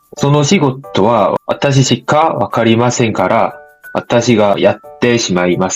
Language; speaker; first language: Japanese; non-native, learner; Korean